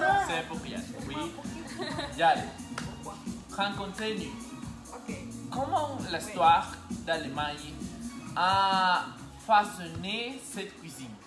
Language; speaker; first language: French; non-native, learner; Spanish